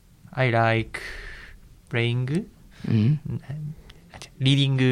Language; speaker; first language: English; non-native, learner; Japanese